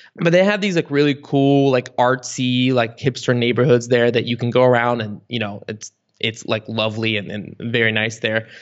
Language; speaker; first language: English; early bilingual, other home language; Bulgarian